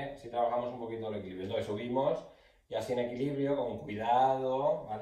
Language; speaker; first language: Spanish; native; Spanish